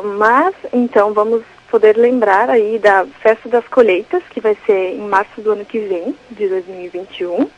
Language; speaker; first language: Portuguese; native; Portuguese